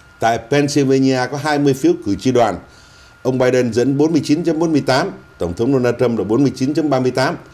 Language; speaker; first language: Vietnamese; native; Vietnamese